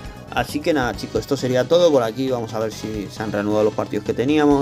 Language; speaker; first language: Spanish; native; Spanish